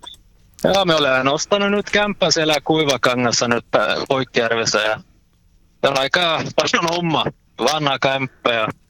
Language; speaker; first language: Finnish; early bilingual, heritage; Finnish